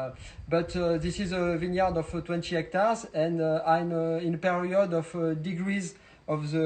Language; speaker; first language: English; non-native, learner; French